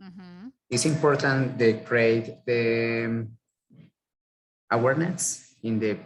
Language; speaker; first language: English; non-native, learner; Spanish